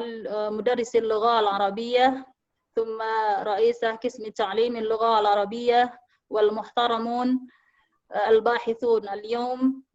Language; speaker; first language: Arabic; non-native, fluent; Indonesian